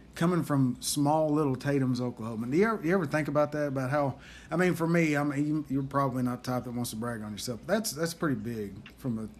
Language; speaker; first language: English; native; English